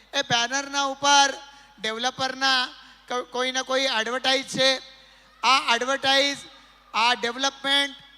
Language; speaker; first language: Gujarati; non-native, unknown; Marathi